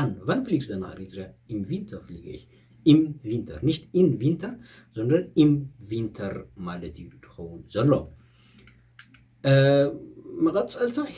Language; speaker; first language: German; non-native, fluent; Tigrinya